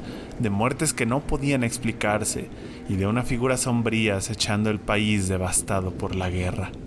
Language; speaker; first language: Spanish; native; Spanish